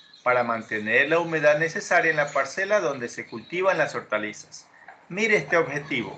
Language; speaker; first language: Spanish; native; Spanish